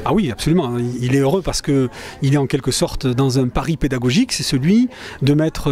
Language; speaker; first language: French; native; French